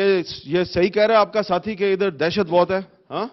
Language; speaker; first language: Urdu; native; Urdu